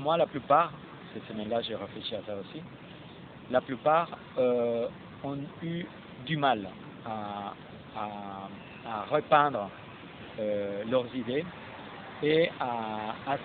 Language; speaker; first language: French; non-native, fluent; Spanish